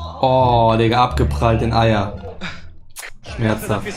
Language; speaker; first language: German; native; German